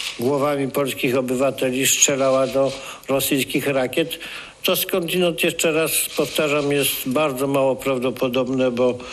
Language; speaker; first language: Polish; native; Polish